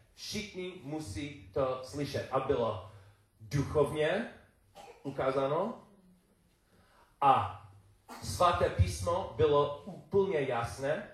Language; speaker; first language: Czech; non-native, learner; English